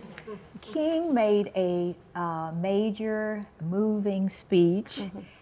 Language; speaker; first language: English; native; English